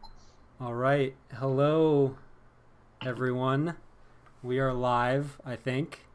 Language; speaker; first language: English; native; English